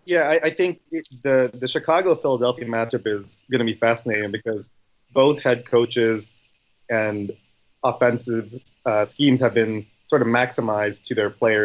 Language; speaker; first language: English; native; English